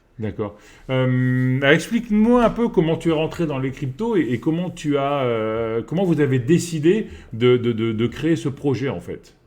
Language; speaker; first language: French; native; French